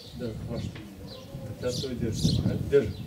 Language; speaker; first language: Bulgarian; non-native, learner; Russian